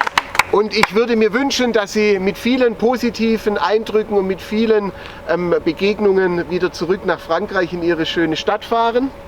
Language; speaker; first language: German; native; German